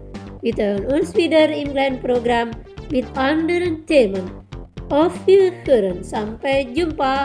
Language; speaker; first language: German; non-native, fluent; Indonesian